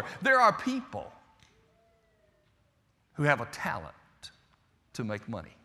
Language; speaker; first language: English; native; English